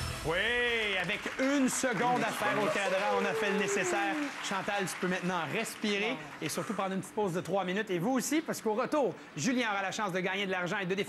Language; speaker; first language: French; native; French